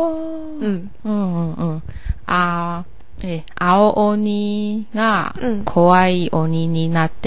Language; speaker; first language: Japanese; non-native, learner; Chinese